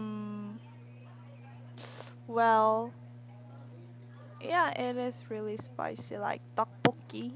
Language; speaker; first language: English; non-native, learner; Korean